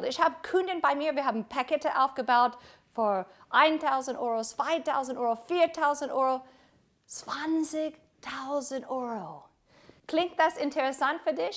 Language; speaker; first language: German; non-native, fluent; English